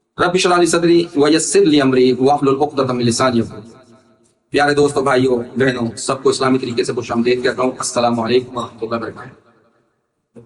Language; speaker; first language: Urdu; native; Urdu